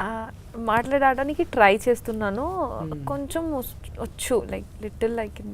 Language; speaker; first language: Telugu; non-native, learner; Bangla